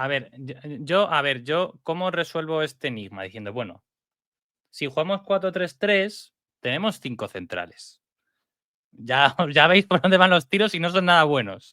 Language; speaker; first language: Spanish; native; Spanish